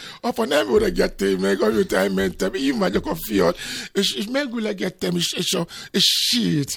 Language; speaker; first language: Hungarian; non-native, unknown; Yoruba